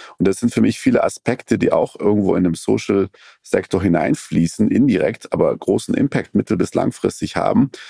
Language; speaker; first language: German; early bilingual, other home language; Persian